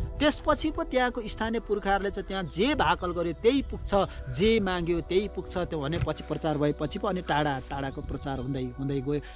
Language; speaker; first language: Nepali; non-native, local second language; Limburgish